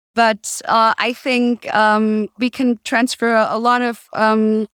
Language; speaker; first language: English; non-native, fluent; German